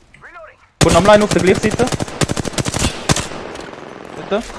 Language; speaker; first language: German; native; German